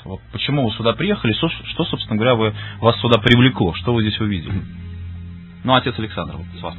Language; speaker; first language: Russian; native; Russian